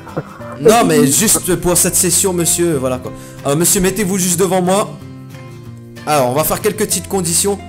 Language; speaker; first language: French; native; French